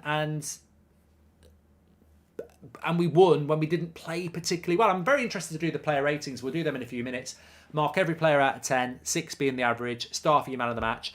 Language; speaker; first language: English; native; English